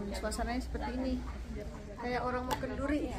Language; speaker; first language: Indonesian; native; Indonesian